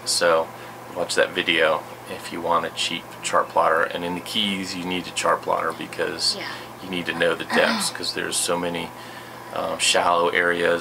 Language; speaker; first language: English; native; English